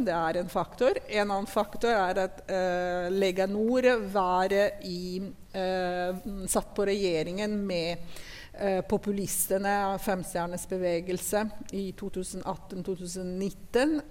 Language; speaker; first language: Norwegian; non-native, fluent; Italian